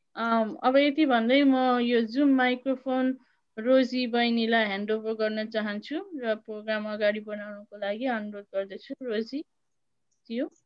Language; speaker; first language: Nepali; native; Nepali